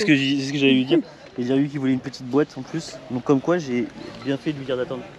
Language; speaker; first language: French; native; French